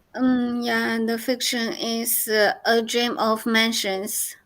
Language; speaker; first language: English; non-native, learner; Chinese